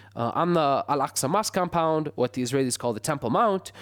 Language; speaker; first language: English; native; English